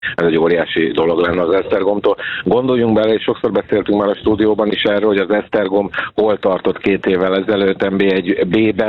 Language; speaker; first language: Hungarian; native; Hungarian